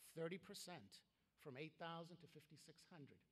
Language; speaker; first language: English; native; English